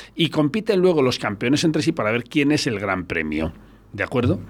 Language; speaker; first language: Spanish; native; Spanish